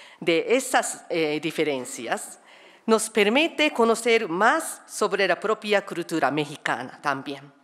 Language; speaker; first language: Spanish; non-native, fluent; Japanese